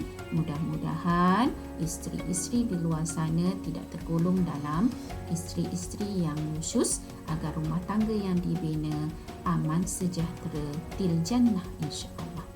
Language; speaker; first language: Malay; native; Malay